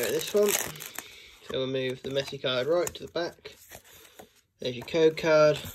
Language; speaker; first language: English; native; English